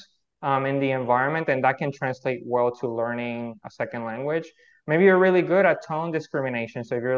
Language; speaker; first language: English; non-native, fluent; Spanish